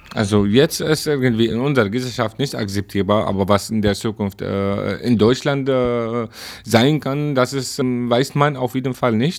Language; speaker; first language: German; non-native, learner; Arabic